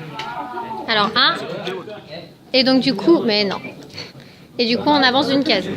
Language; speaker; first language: French; native; French